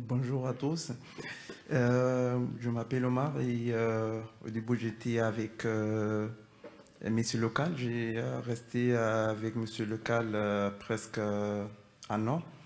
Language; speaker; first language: French; non-native, fluent; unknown